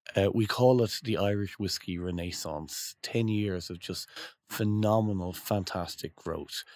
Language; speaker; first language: English; native; English